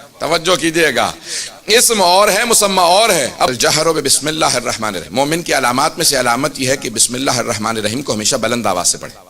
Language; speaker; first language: Urdu; native; Urdu